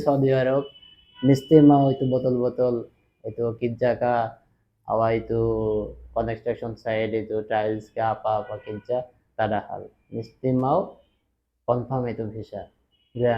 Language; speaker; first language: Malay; non-native, learner; Bangla